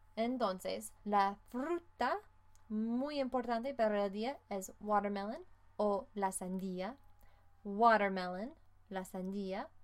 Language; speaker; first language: Spanish; non-native, fluent; English